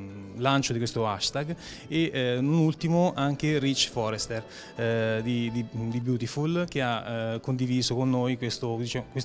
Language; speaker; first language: Italian; native; Italian